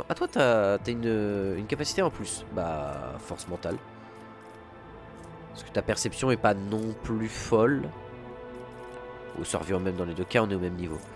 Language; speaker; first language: French; native; French